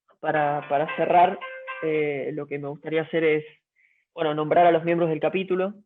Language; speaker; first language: Spanish; native; Spanish